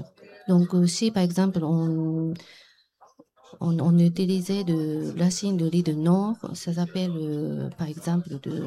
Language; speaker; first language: French; non-native, learner; Japanese